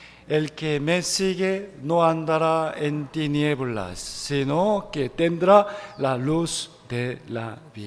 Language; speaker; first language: Spanish; non-native, fluent; Korean